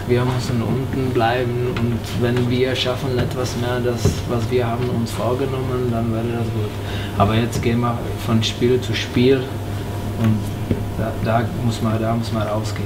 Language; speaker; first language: German; non-native, fluent; Czech